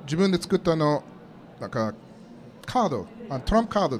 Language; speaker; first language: Japanese; non-native, learner; English